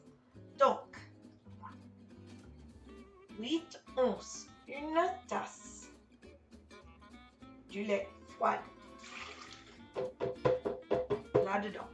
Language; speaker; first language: French; non-native, fluent; English